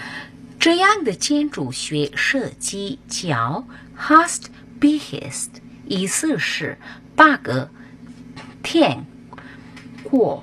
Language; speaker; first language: Chinese; non-native, fluent; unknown